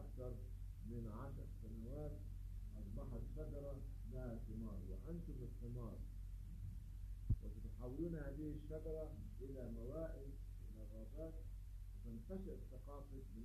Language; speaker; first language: Arabic; native; Arabic